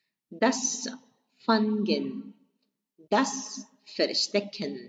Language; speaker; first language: German; non-native, fluent; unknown